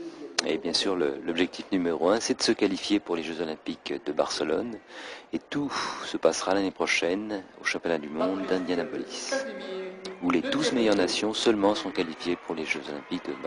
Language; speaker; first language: French; native; French